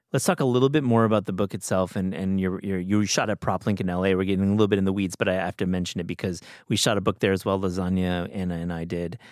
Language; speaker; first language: English; native; English